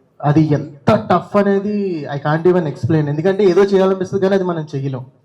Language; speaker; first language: Telugu; native; Telugu